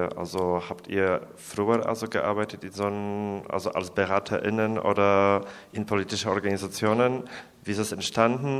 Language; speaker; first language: German; non-native, learner; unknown